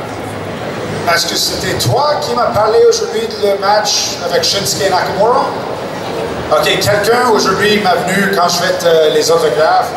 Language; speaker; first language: French; non-native, local second language; English